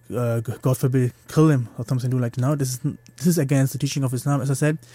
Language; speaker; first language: English; non-native, fluent; German